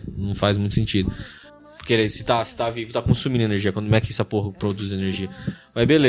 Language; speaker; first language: Portuguese; native; Portuguese